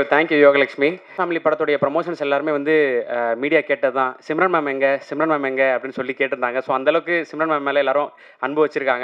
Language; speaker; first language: Tamil; native; Tamil